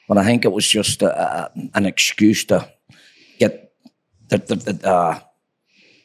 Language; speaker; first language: English; native; English